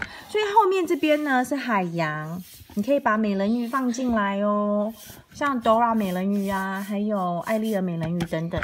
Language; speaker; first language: Chinese; native; Chinese